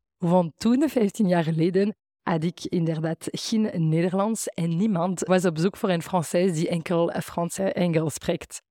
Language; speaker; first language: Dutch; non-native, fluent; French